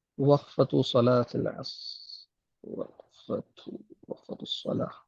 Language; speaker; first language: Arabic; non-native, fluent; Urdu